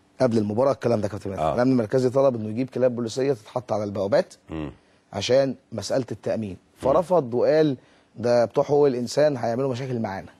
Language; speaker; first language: Arabic; native; Arabic